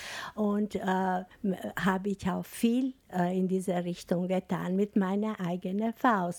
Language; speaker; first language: German; non-native, learner; Albanian